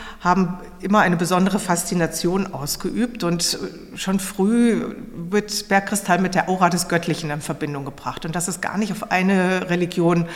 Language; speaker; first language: German; native; German